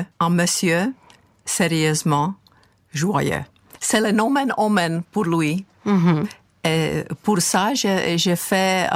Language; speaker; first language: French; non-native, fluent; Czech